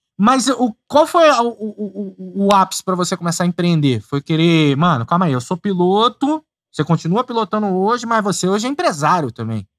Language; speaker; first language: Portuguese; native; Portuguese